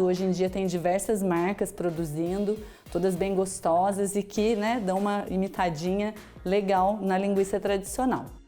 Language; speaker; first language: Portuguese; native; Portuguese